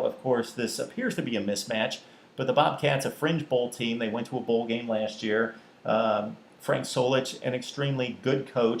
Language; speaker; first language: English; native; English